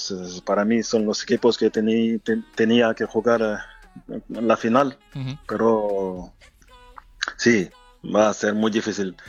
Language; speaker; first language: Spanish; non-native, fluent; French